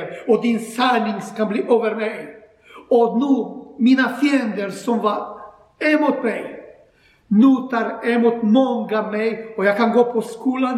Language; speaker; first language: Swedish; non-native, learner; Croatian